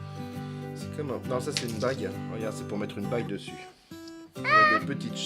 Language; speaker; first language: French; native; French